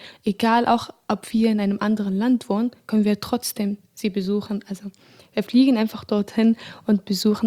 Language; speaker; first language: German; non-native, fluent; Arabic